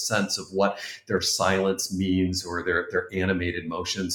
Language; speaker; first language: English; native; English